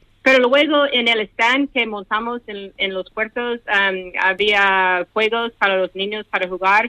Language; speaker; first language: Spanish; non-native, fluent; English